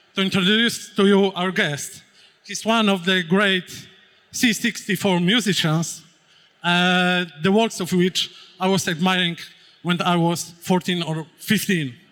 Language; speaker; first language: English; non-native, fluent; Polish